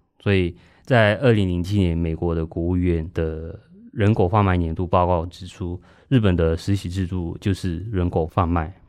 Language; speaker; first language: Chinese; non-native, fluent; Japanese